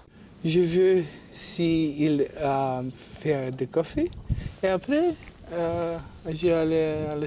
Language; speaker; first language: French; non-native, learner; Romanian